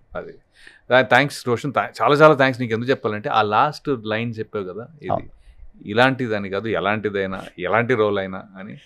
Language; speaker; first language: Telugu; native; Telugu